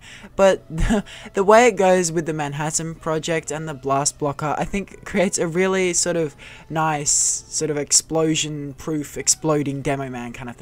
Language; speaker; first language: English; native; English